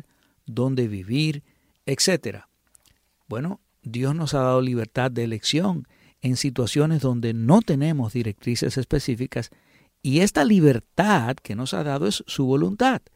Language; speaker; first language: Spanish; native; Spanish